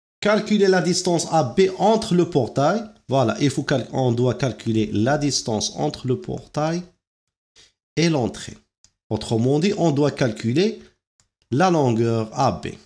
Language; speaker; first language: French; non-native, local second language; Arabic